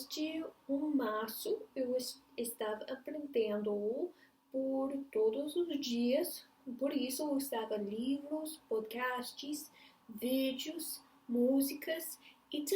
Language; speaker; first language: Portuguese; non-native, learner; English